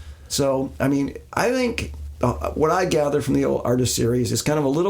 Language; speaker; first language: English; native; English